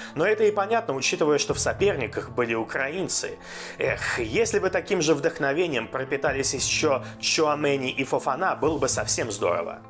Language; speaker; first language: Russian; native; Russian